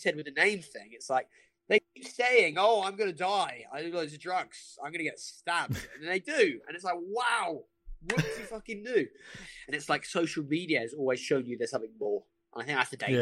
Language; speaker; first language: English; native; English